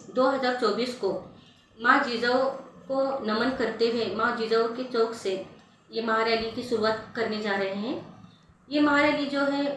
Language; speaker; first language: Hindi; non-native, local second language; Marathi